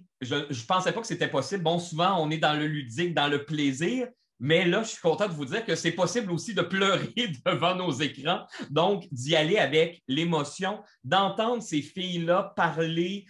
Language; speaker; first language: French; native; French